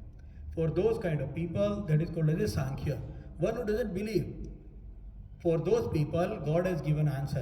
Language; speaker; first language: English; non-native, local second language; Hindi